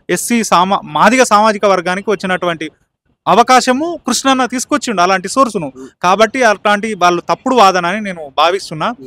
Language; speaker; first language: Telugu; native; Telugu